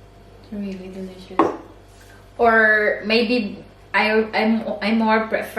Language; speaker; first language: English; non-native, learner; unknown